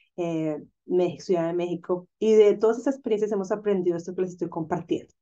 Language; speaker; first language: Spanish; native; Spanish